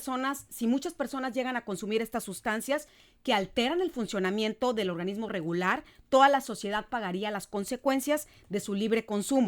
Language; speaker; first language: Spanish; native; Spanish